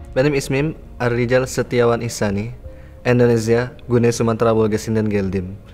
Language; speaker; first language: Turkish; non-native, fluent; Indonesian